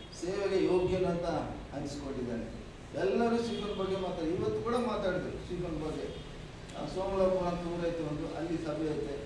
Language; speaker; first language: Kannada; non-native, local second language; Telugu